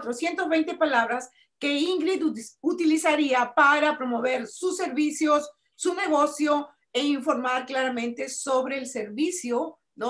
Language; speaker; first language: Spanish; native; Spanish